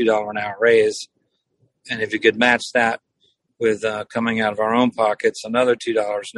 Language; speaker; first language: English; native; English